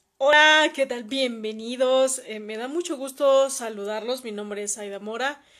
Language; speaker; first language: Spanish; native; Spanish